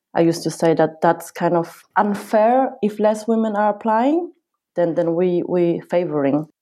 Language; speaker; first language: English; non-native, fluent; Polish